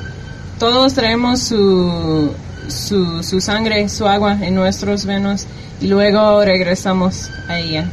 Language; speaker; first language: Spanish; early bilingual, heritage; Spanish